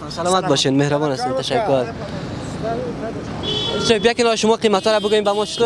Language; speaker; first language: Persian; native; Persian